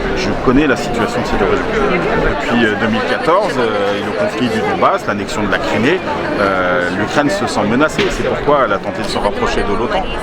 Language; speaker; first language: French; native; French